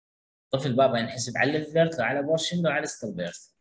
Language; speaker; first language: Arabic; native; Arabic